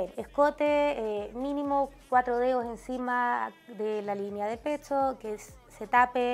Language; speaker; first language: Spanish; native; Spanish